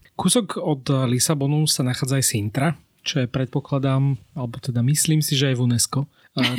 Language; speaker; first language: Slovak; native; Slovak